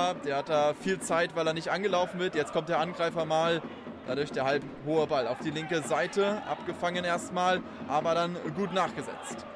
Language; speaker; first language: German; native; German